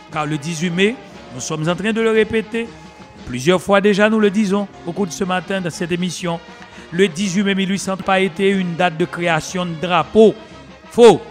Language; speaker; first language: French; non-native, local second language; Haitian Creole